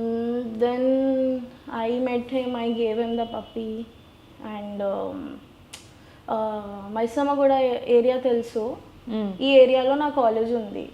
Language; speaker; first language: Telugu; non-native, learner; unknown